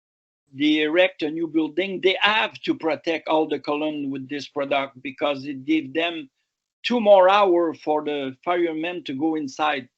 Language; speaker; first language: English; non-native, local second language; French